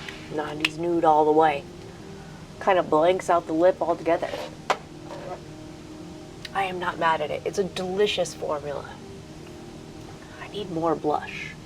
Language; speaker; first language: English; native; English